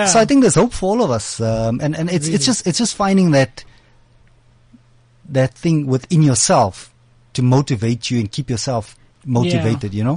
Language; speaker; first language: English; native; English